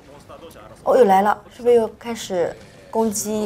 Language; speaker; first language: Chinese; native; Chinese